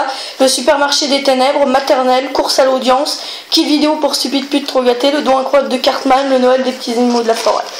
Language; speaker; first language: French; native; French